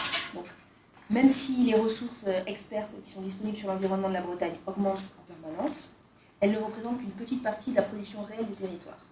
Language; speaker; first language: French; native; French